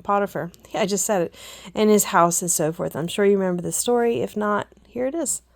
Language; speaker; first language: English; native; English